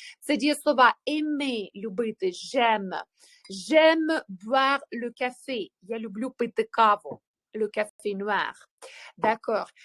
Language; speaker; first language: French; non-native, fluent; Ukrainian